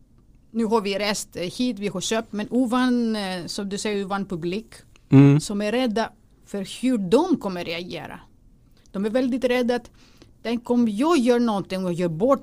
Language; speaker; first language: Swedish; non-native, fluent; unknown